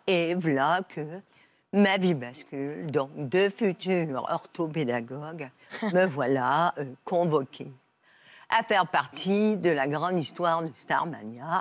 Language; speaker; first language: French; native; French